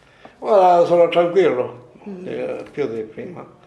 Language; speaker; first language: Italian; non-native, learner; Maltese